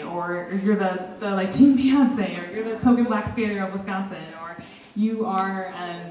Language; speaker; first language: English; native; English